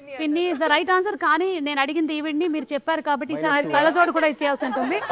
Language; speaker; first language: Telugu; non-native, local second language; Malayalam